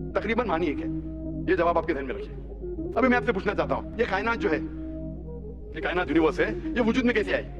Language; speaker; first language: Hindi; non-native, local second language; Konkani